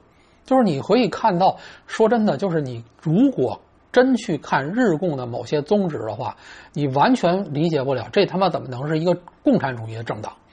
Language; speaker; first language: Chinese; native; Chinese